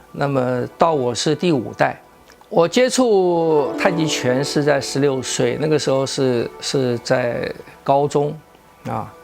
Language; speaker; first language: Chinese; native; Chinese